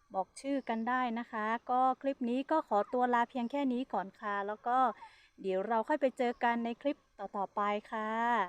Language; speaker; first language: Thai; non-native, local second language; Hmong